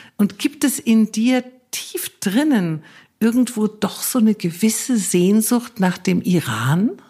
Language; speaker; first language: German; native; German